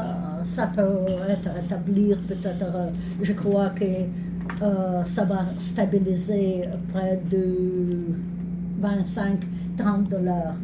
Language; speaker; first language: French; non-native, learner; English